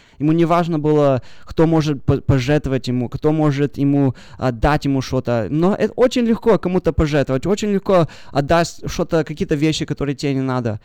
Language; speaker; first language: Russian; early bilingual, heritage; Russian